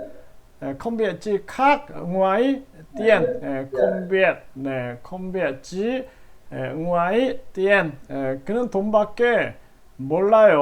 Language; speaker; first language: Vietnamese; non-native, learner; Korean